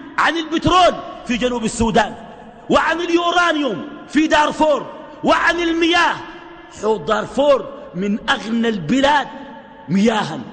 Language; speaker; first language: Arabic; native; Arabic